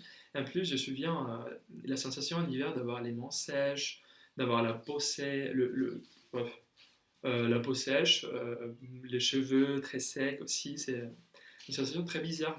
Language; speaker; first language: French; non-native, fluent; Spanish